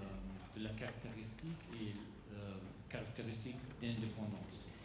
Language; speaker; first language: French; non-native, fluent; German